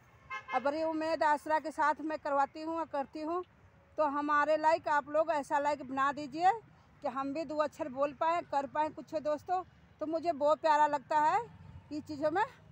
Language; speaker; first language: Hindi; non-native, local second language; Bhojpuri